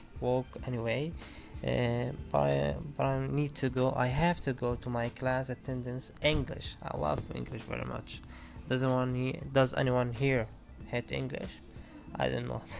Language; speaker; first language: English; non-native, learner; Arabic